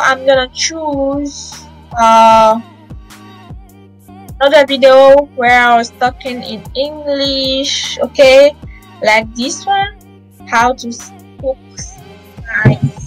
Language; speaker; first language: English; non-native, fluent; French